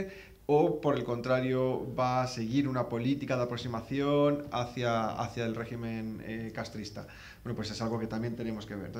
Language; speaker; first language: Spanish; native; Spanish